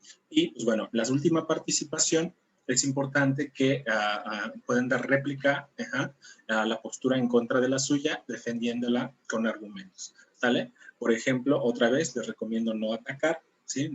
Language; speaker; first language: Spanish; native; Spanish